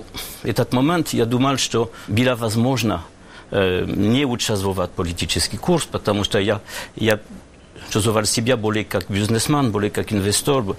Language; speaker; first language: Russian; non-native, learner; French